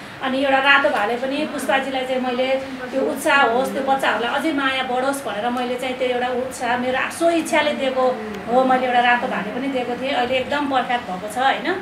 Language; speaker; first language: Nepali; native; Nepali